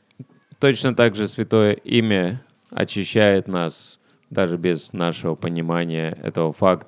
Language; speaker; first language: Russian; native; Russian